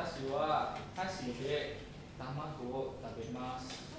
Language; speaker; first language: Japanese; non-native, learner; Indonesian